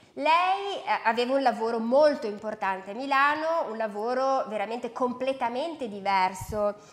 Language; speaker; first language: Italian; native; Italian